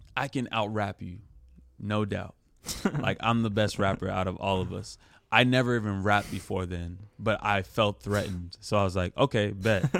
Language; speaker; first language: English; early bilingual, other home language; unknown